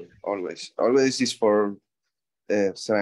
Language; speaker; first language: English; non-native, learner; Spanish